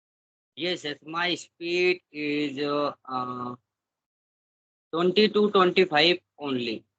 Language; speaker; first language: English; non-native, learner; Hindi